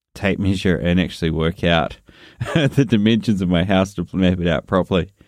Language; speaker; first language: English; native; English